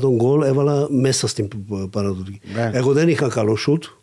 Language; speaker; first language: Greek; non-native, learner; Slovak